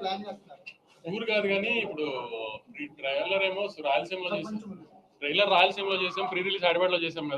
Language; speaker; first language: Telugu; native; Telugu